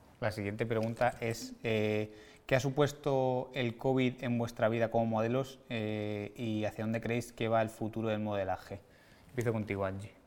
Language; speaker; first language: Spanish; native; Spanish